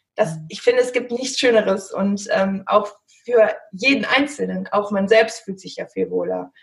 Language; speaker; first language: German; early bilingual, heritage; German